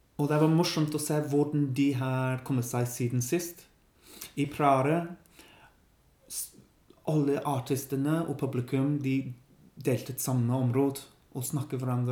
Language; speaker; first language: Norwegian; non-native, learner; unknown